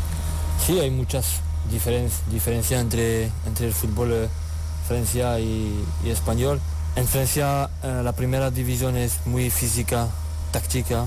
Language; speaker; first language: Spanish; non-native, learner; French